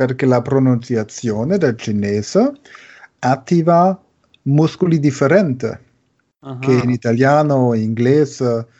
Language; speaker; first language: Italian; non-native, learner; German